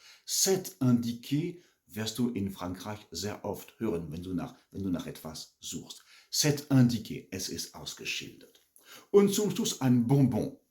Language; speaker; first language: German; non-native, fluent; French